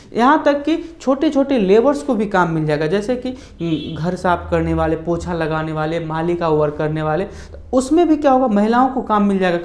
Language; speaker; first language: Hindi; native; Hindi